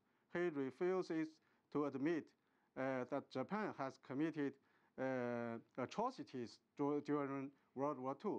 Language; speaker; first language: English; non-native, fluent; Chinese